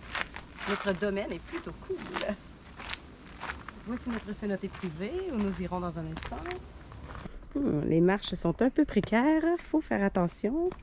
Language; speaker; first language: French; native; French